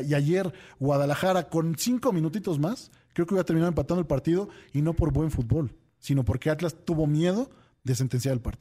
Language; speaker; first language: Spanish; native; Spanish